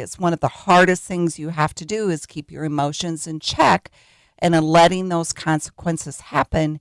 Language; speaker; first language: English; native; English